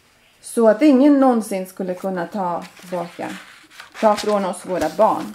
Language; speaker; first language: Swedish; non-native, fluent; Latvian